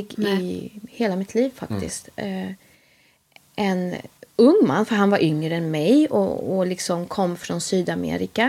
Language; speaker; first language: Swedish; native; Swedish